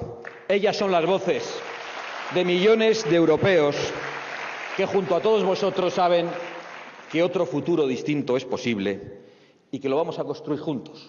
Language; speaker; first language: Spanish; native; Spanish